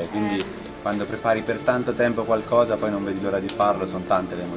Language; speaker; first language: Italian; native; Italian